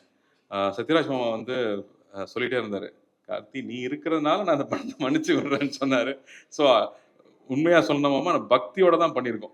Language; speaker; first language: Tamil; native; Tamil